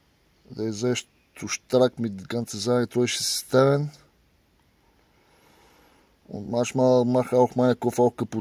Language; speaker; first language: German; non-native, learner; Bulgarian